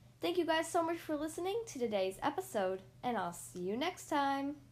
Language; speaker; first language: English; native; English